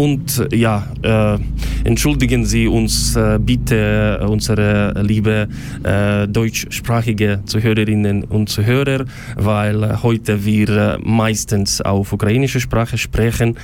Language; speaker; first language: German; non-native, learner; Ukrainian